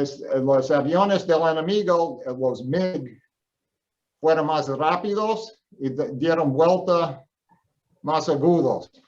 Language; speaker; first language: Spanish; non-native, fluent; English